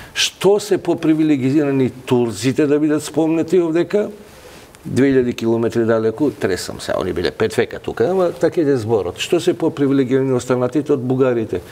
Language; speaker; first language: Macedonian; non-native, local second language; Albanian